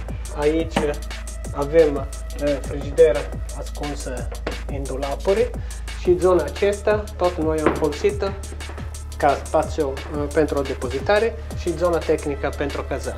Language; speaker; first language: Romanian; non-native, local second language; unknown